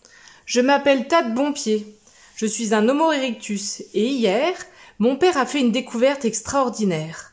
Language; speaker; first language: French; native; French